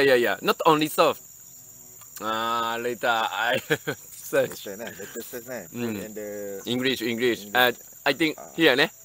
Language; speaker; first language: English; non-native, learner; Japanese